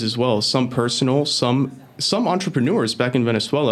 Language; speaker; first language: English; early bilingual, other home language; Spanish